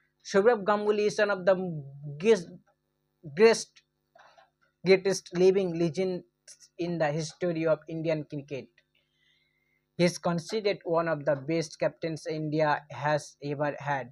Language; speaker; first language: English; non-native, local second language; Bangla